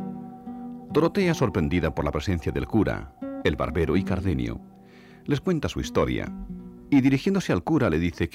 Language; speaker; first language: Spanish; native; Spanish